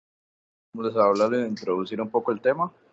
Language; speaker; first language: Spanish; native; Spanish